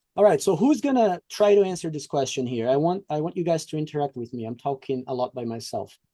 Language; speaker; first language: English; non-native, fluent; Portuguese